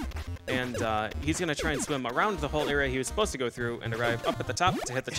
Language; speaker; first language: English; native; English